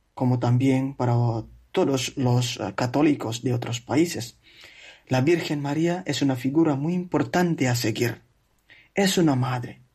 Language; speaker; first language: Spanish; non-native, fluent; Indonesian